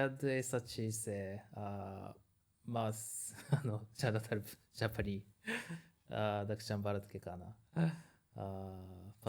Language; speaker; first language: Hindi; non-native, learner; Japanese